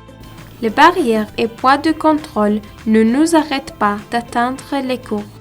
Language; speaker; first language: French; non-native, learner; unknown